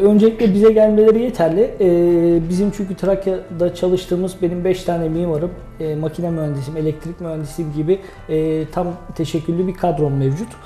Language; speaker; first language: Turkish; native; Turkish